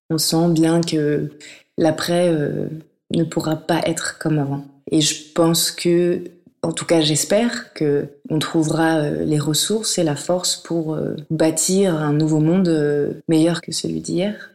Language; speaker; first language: French; native; French